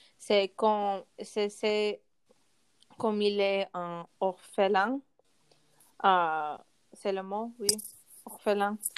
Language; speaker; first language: French; non-native, learner; English